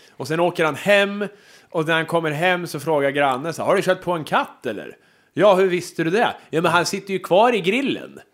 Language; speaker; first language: Swedish; native; Swedish